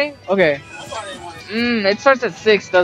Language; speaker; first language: English; native; English